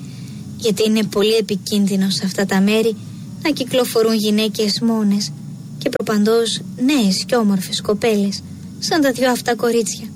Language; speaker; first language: Greek; native; Greek